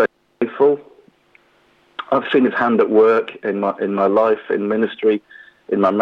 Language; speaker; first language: English; native; English